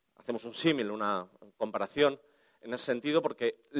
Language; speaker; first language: Spanish; native; Spanish